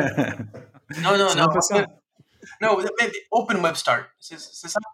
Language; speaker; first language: French; non-native, fluent; English